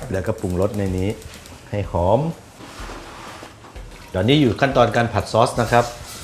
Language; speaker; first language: Thai; native; Thai